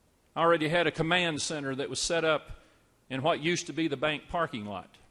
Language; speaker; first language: English; native; English